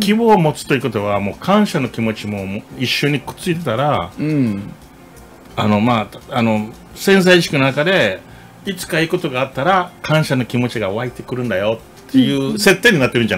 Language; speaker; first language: Japanese; non-native, fluent; English